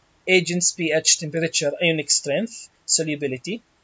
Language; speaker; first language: English; non-native, fluent; Arabic